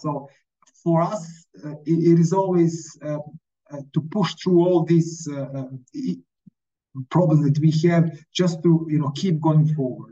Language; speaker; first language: English; non-native, fluent; Serbian